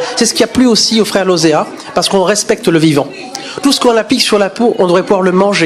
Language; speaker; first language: French; native; French